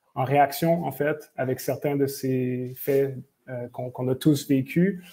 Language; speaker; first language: French; native; French